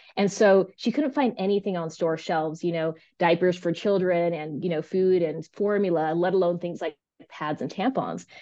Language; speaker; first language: English; early bilingual, other home language; Spanish